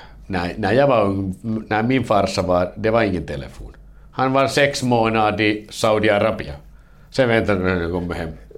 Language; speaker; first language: Swedish; non-native, fluent; Finnish